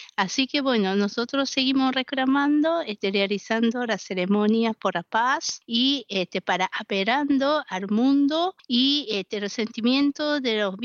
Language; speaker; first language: Spanish; non-native, fluent; Japanese